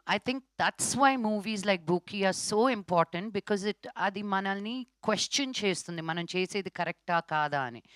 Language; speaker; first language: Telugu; native; Telugu